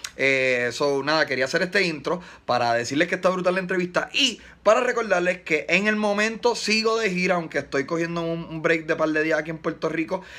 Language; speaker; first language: Spanish; native; Spanish